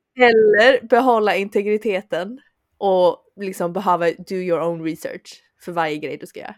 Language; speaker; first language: Swedish; early bilingual, other home language; Chinese